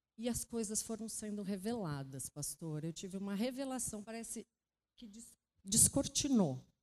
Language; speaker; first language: Portuguese; native; Portuguese